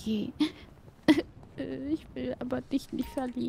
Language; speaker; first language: German; native; German